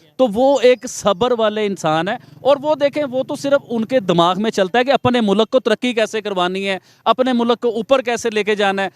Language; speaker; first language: Urdu; non-native, local second language; Punjabi